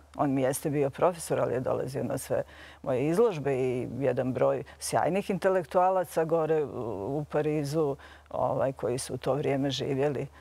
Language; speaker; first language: Croatian; native; Croatian